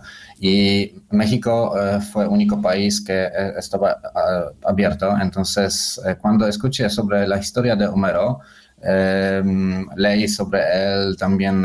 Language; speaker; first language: Spanish; non-native, learner; Polish